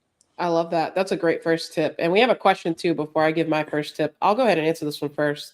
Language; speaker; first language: English; native; English